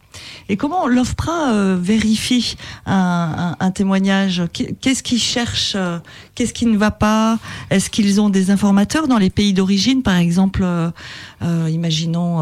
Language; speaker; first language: French; native; French